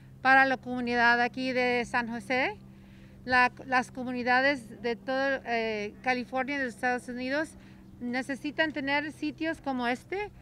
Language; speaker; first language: Spanish; early bilingual, heritage; Spanish